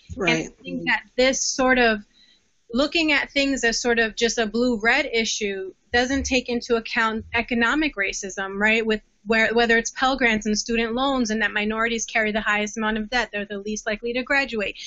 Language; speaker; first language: English; native; English